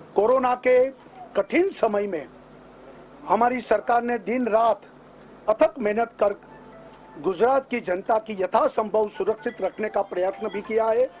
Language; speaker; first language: Hindi; non-native, local second language; Gujarati